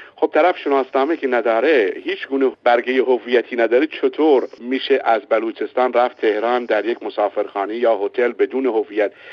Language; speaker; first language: Persian; non-native, local second language; Baluchi